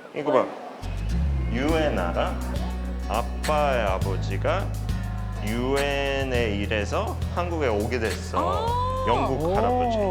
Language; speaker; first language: Korean; non-native, fluent; English